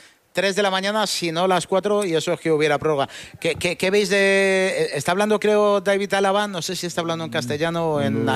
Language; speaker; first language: Spanish; native; Spanish